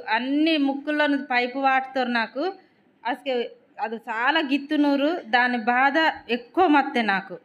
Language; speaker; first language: Telugu; non-native, local second language; Koya